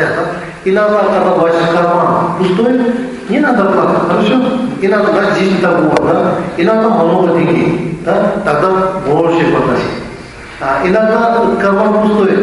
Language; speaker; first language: Russian; non-native, learner; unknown